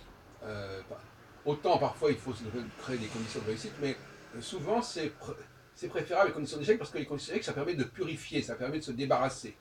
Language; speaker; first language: French; native; French